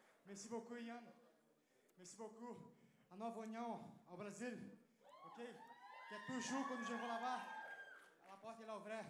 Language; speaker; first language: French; non-native, learner; Portuguese